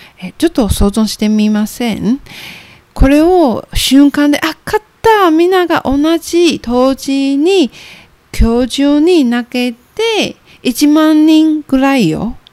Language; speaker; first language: Japanese; non-native, fluent; Chinese